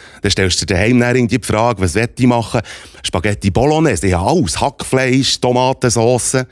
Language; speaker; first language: German; native; German